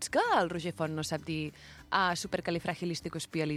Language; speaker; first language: Catalan; native; Catalan